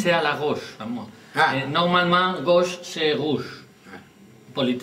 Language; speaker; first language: French; non-native, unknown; Spanish